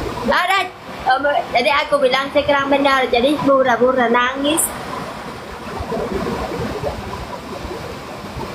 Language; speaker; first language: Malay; non-native, fluent; Vietnamese